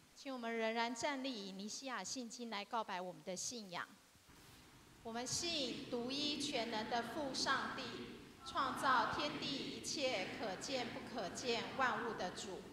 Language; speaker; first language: Chinese; native; Chinese